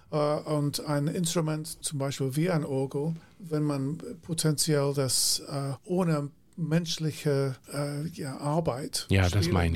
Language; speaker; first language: German; non-native, fluent; English